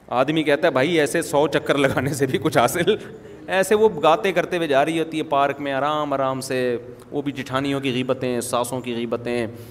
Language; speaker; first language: Urdu; native; Urdu